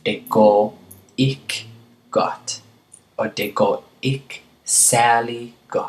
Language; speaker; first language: Danish; non-native, fluent; English